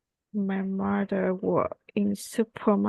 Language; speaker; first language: English; non-native, learner; Vietnamese